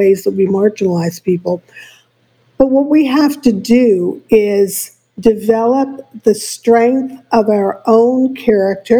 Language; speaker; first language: English; native; English